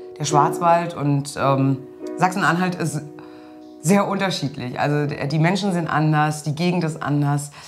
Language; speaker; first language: German; early bilingual, other home language; Italian